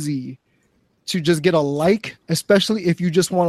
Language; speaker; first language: English; native; English